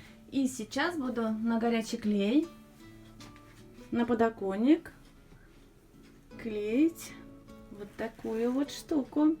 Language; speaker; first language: Russian; native; Russian